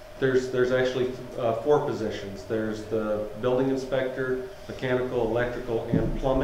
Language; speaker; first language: English; native; English